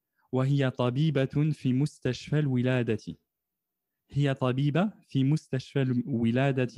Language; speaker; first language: Arabic; non-native, fluent; French